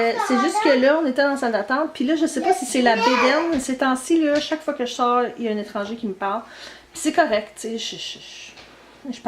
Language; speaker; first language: French; native; French